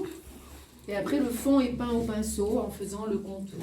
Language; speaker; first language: French; native; French